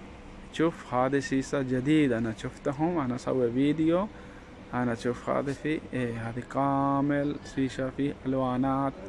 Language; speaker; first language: Arabic; non-native, learner; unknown